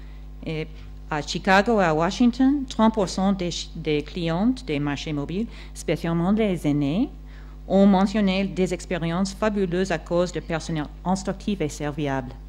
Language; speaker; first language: French; non-native, fluent; English